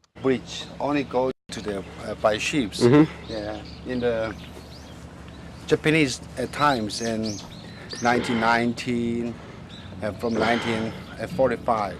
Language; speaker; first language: English; non-native, learner; Korean